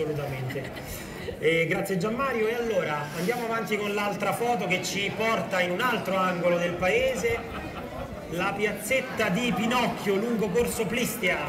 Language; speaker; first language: Italian; native; Italian